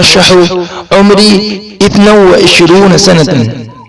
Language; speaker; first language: Arabic; non-native, fluent; Urdu